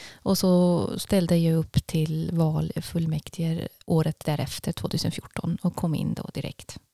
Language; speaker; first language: Swedish; non-native, fluent; German